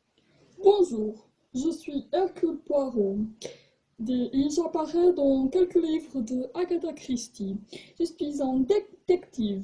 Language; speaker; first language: French; non-native, fluent; Portuguese